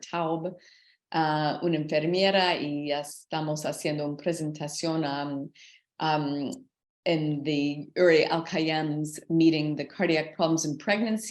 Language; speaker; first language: Spanish; non-native, learner; English